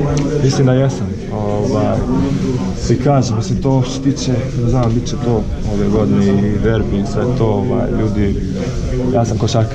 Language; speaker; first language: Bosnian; early bilingual, heritage; Croatian